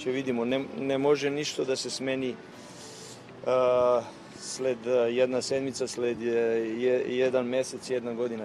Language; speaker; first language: Bulgarian; non-native, learner; Macedonian